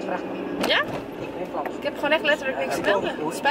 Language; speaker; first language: Dutch; native; Dutch